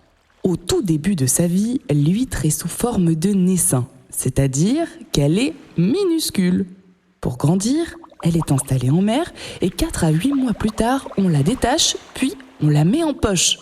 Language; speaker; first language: French; native; French